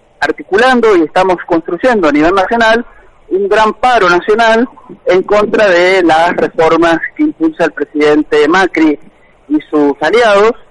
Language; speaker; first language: Spanish; native; Spanish